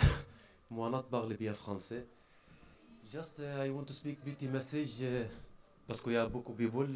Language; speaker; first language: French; non-native, learner; Arabic